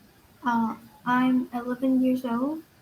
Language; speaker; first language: English; non-native, learner; Vietnamese